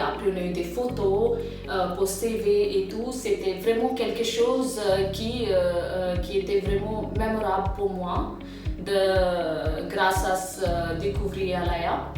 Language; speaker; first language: French; non-native, fluent; English